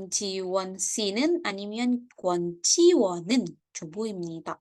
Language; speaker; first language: Korean; non-native, fluent; Indonesian